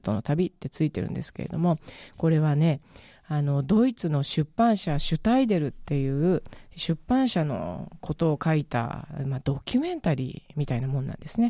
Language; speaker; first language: Japanese; native; Japanese